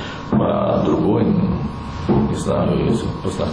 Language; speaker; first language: Russian; non-native, learner; Italian